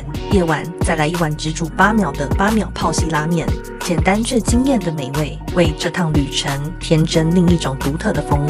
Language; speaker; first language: Chinese; native; Chinese